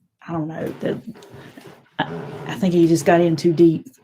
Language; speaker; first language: English; native; English